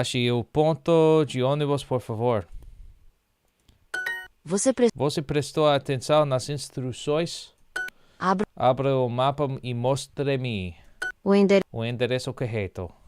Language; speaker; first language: Portuguese; non-native, learner; English